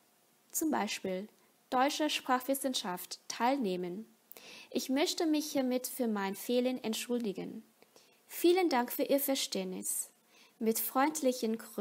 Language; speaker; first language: German; non-native, fluent; Vietnamese